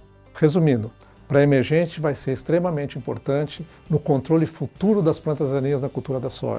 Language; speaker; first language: Portuguese; native; Portuguese